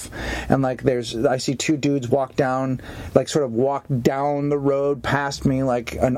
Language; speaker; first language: English; native; English